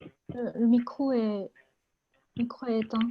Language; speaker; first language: French; non-native, fluent; Japanese